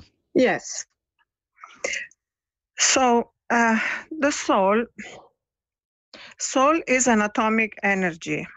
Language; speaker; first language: English; non-native, fluent; Italian